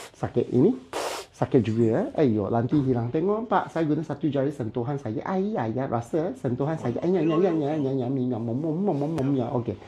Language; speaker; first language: Malay; non-native, local second language; Chinese